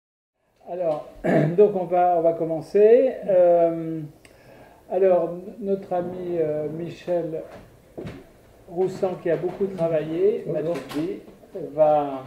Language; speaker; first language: French; native; French